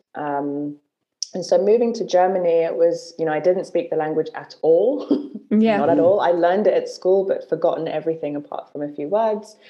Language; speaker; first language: English; native; English